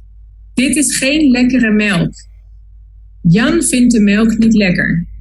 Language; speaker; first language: Dutch; non-native, learner; Spanish